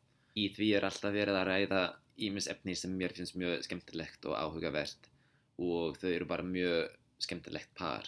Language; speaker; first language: Icelandic; non-native, fluent; English